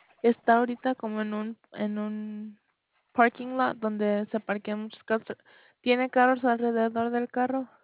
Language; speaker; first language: Spanish; early bilingual, heritage; Spanish